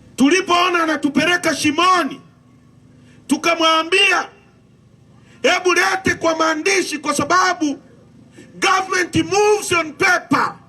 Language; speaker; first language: Swahili; native; Swahili